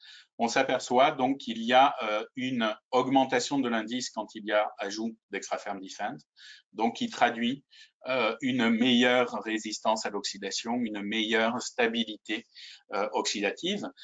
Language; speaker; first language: French; native; French